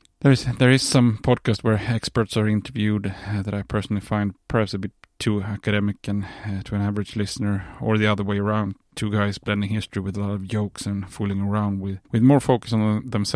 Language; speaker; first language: English; non-native, fluent; Swedish